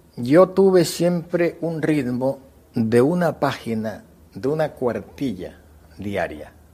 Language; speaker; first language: Spanish; native; Spanish